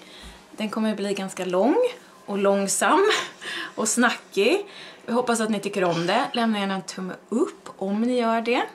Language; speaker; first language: Swedish; native; Swedish